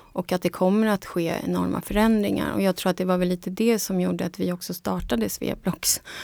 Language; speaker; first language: Swedish; non-native, fluent; Spanish